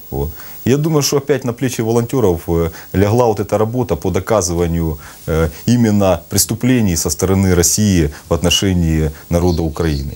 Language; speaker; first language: Russian; native; Russian